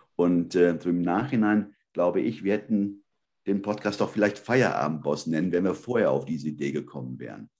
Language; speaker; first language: German; early bilingual, other home language; Spanish